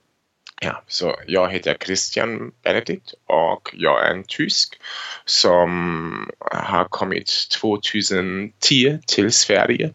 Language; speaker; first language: Swedish; non-native, fluent; German